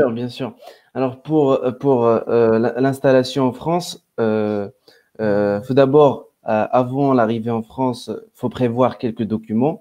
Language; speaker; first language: French; non-native, local second language; Arabic